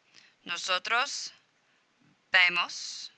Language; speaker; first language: Spanish; non-native, fluent; English